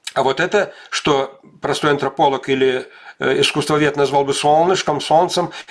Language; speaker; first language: Russian; non-native, local second language; Lithuanian